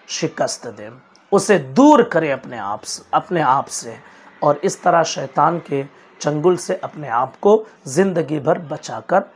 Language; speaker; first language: Urdu; native; Urdu